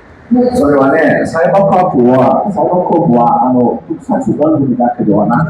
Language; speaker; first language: Japanese; non-native, fluent; Portuguese